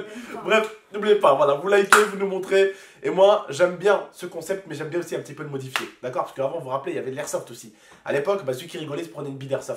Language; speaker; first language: French; native; French